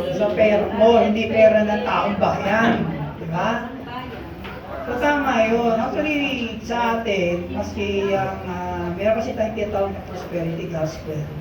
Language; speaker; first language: Filipino; native; Filipino